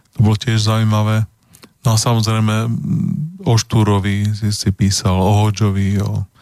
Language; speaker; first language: Slovak; native; Slovak